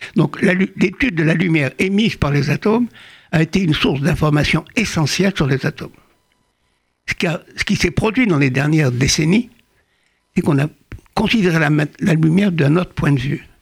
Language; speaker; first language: French; native; French